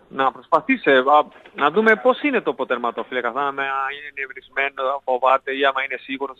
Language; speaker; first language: Greek; non-native, learner; Spanish